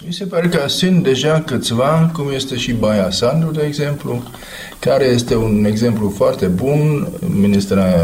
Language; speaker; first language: Romanian; non-native, fluent; Czech